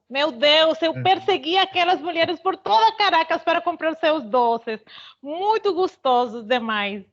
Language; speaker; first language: Portuguese; non-native, fluent; Spanish